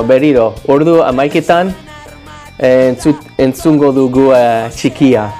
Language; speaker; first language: Basque; non-native, learner; English